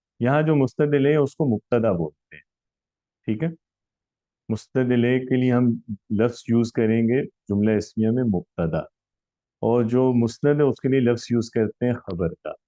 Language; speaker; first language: Urdu; native; Urdu